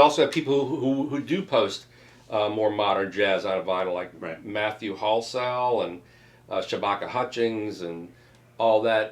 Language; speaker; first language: English; native; English